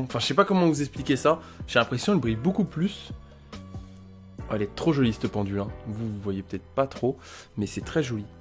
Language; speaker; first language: French; native; French